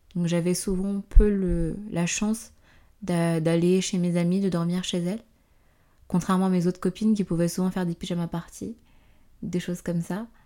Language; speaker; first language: French; native; French